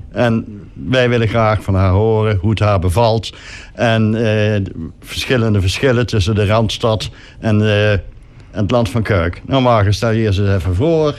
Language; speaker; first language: Dutch; native; Dutch